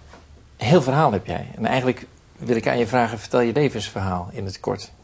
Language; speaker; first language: Dutch; native; Dutch